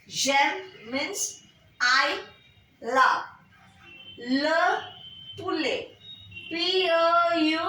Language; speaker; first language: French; non-native, fluent; Bangla